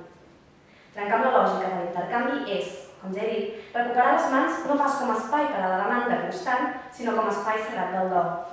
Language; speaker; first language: Catalan; native; Catalan